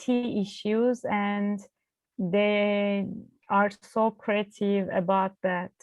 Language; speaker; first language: English; non-native, learner; Turkish